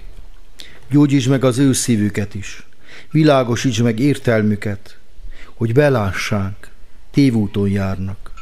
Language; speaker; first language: Hungarian; native; Hungarian